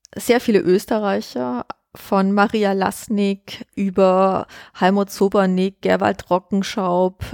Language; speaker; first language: German; native; German